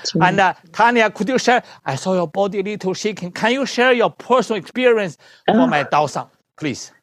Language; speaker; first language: English; non-native, learner; Chinese